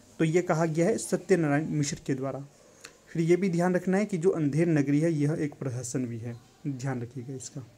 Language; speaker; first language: Hindi; native; Hindi